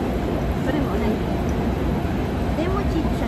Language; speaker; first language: Japanese; non-native, learner; Filipino